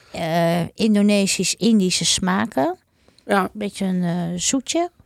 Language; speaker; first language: Dutch; early bilingual, other home language; Indonesian